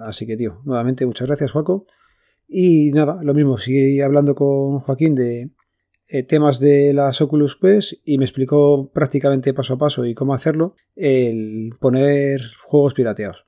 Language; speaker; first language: Spanish; native; Spanish